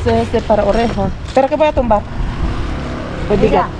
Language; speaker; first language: Spanish; non-native, learner; Filipino